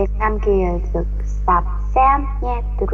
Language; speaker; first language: Russian; non-native, learner; Vietnamese